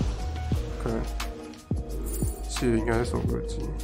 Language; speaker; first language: Chinese; native; Chinese